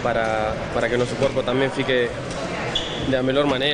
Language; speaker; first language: Portuguese; non-native, fluent; Spanish